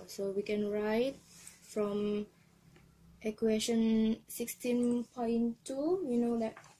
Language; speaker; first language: English; non-native, learner; Indonesian